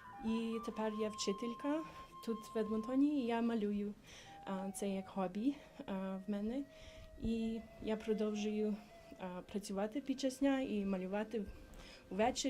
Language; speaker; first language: Ukrainian; early bilingual, heritage; English